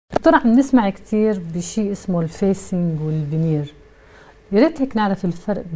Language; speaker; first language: Arabic; native; Arabic